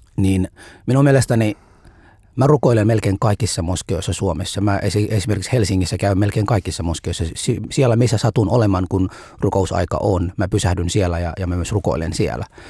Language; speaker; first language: Finnish; non-native, fluent; Somali